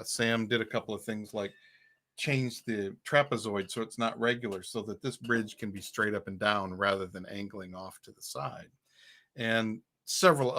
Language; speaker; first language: English; native; English